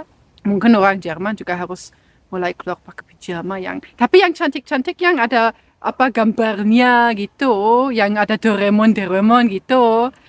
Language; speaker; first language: Indonesian; non-native, fluent; German